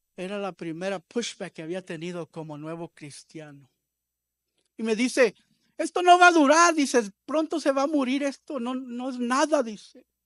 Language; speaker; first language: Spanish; early bilingual, heritage; Spanish